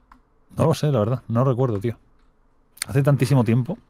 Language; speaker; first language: Spanish; native; Spanish